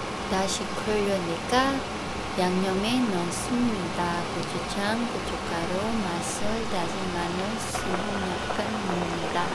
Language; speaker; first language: Korean; non-native, learner; Filipino